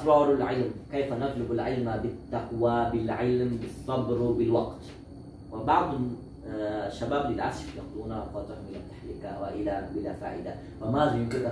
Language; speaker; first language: Arabic; non-native, learner; Uzbek